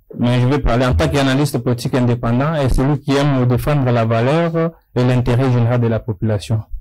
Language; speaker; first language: French; non-native, local second language; Lingala